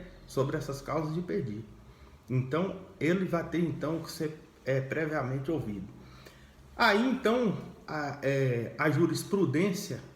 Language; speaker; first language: Portuguese; native; Portuguese